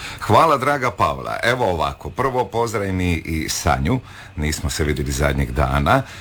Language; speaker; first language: Croatian; native; Croatian